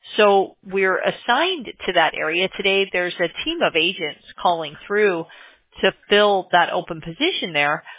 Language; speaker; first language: English; native; English